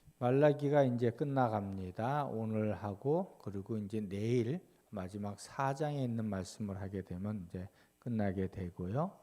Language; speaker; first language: Korean; native; Korean